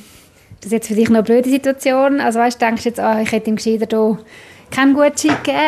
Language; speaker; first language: German; native; German